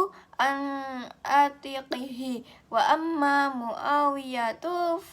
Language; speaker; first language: Arabic; non-native, learner; Indonesian